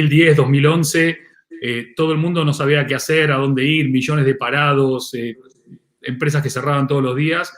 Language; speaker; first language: Spanish; native; Spanish